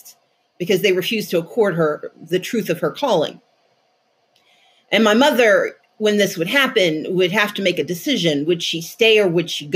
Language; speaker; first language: English; native; English